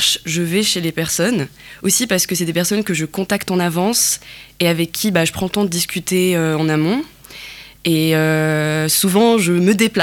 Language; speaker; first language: French; non-native, local second language; Kabyle